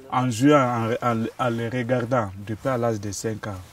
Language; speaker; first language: French; non-native, local second language; Mandingo